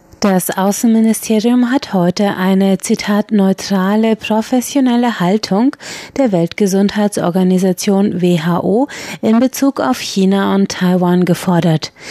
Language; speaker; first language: German; native; German